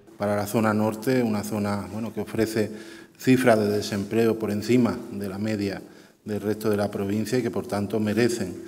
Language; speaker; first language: Spanish; native; Spanish